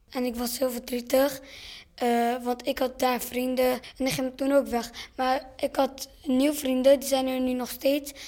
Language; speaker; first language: Dutch; early bilingual, other home language; Persian